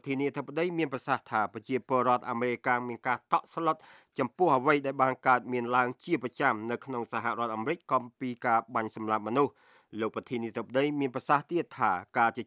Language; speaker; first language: Khmer; native; Khmer